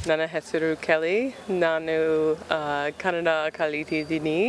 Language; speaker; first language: Kannada; non-native, learner; English